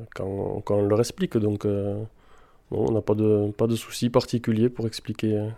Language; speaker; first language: French; native; French